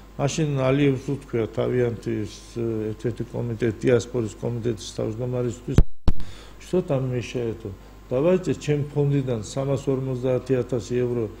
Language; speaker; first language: Georgian; non-native, local second language; Azerbaijani